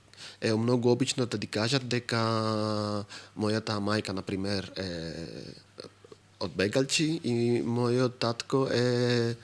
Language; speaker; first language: Macedonian; non-native, fluent; Greek